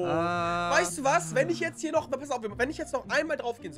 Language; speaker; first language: German; native; German